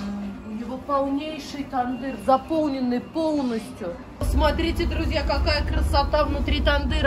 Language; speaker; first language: Russian; native; Russian